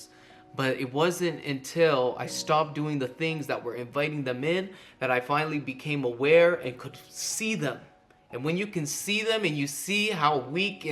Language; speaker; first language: English; native; English